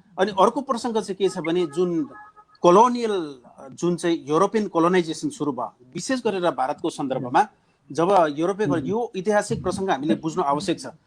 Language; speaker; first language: Nepali; native; Nepali